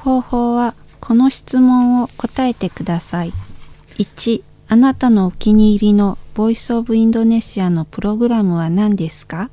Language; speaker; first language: Japanese; non-native, learner; Indonesian